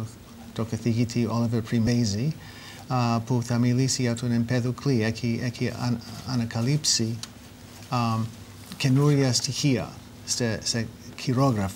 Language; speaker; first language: Greek; non-native, fluent; English